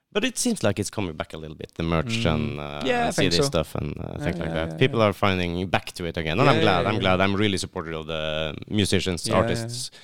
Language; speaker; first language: English; non-native, fluent; Norwegian